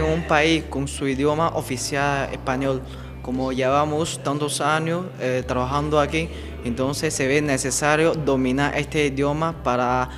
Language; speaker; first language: Spanish; non-native, fluent; Chinese